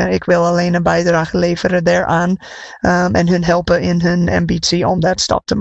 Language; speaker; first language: Dutch; non-native, fluent; English